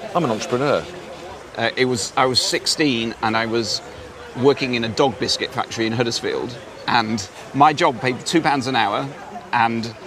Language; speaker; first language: English; native; English